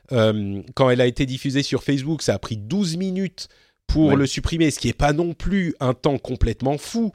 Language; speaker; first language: French; native; French